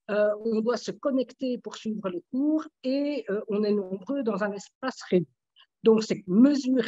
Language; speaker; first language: French; native; French